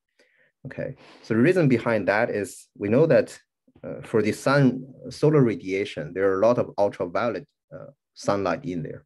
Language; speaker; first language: English; non-native, fluent; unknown